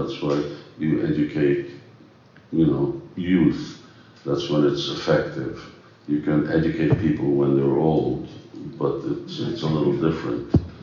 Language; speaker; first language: English; early bilingual, other home language; Hungarian